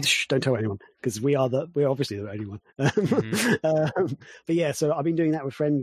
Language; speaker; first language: English; native; English